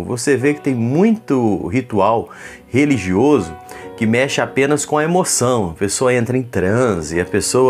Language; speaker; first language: Portuguese; native; Portuguese